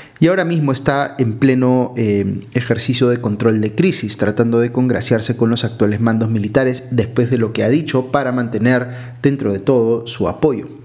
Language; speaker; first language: Spanish; native; Spanish